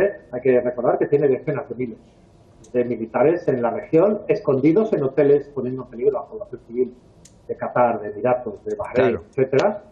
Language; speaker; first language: Spanish; native; Spanish